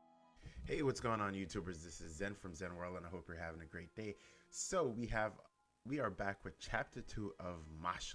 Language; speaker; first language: English; native; English